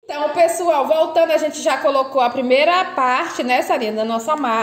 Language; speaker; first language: Portuguese; native; Portuguese